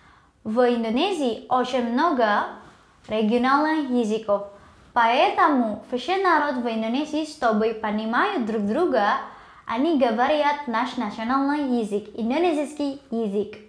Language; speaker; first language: Russian; non-native, learner; Indonesian